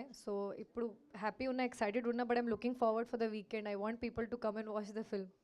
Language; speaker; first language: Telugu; non-native, local second language; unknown